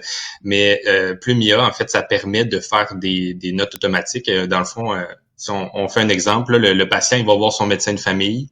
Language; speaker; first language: French; native; French